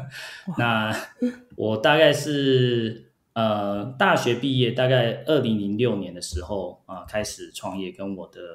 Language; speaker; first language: Chinese; early bilingual, heritage; Chinese